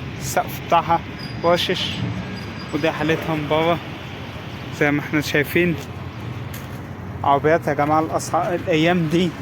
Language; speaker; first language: Arabic; native; Arabic